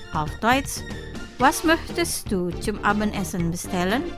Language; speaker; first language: German; non-native, fluent; Indonesian